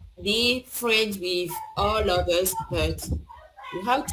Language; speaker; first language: English; non-native, learner; French